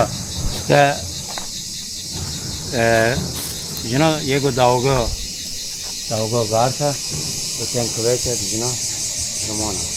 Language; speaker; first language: Lithuanian; non-native, learner; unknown